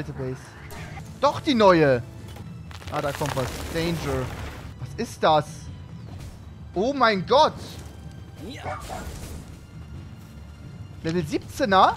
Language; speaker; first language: German; native; German